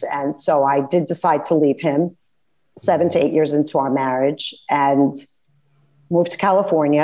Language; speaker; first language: English; native; English